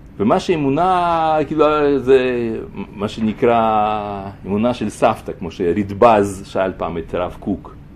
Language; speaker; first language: Hebrew; native; Hebrew